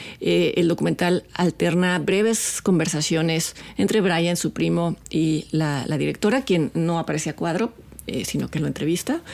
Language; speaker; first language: Spanish; native; Spanish